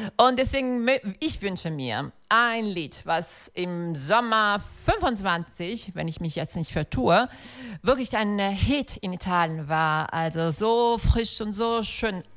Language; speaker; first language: German; non-native, fluent; Italian